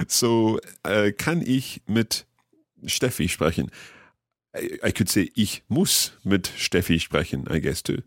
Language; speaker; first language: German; non-native, learner; English